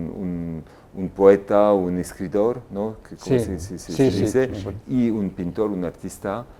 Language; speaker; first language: Spanish; non-native, fluent; French